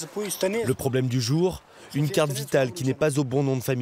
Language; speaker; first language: French; native; French